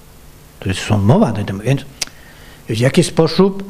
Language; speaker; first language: Polish; non-native, fluent; Spanish